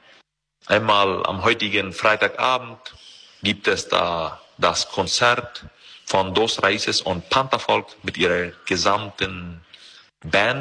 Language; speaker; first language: German; early bilingual, heritage; German